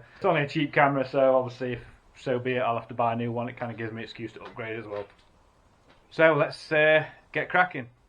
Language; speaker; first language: English; native; English